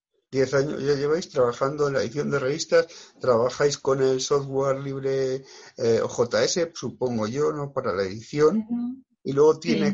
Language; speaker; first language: Spanish; native; Spanish